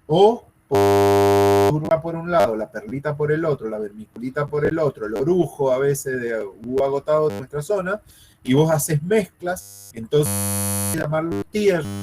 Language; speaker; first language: Spanish; native; Spanish